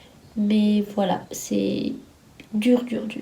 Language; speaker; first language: French; native; French